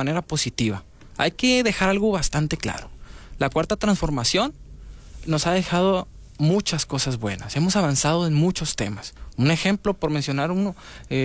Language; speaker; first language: Spanish; native; Spanish